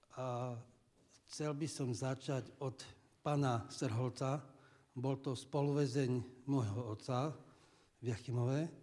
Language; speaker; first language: Slovak; native; Slovak